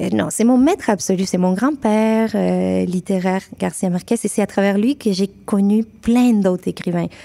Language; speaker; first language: French; non-native, fluent; Spanish